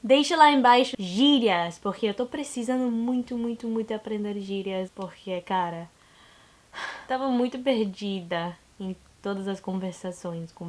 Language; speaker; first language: Portuguese; non-native, learner; English